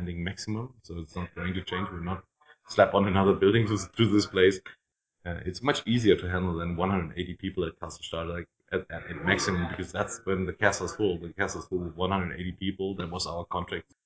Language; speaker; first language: English; non-native, fluent; German